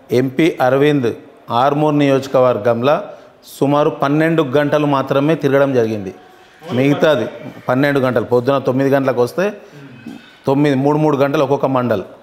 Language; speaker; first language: Telugu; native; Telugu